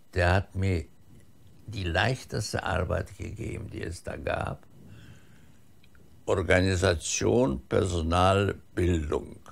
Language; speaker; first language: German; early bilingual, heritage; German